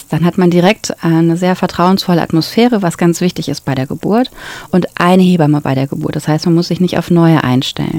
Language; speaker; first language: German; native; German